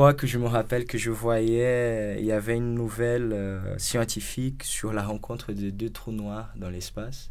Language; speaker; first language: French; non-native, fluent; Portuguese